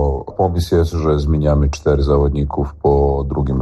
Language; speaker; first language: Polish; non-native, learner; Serbian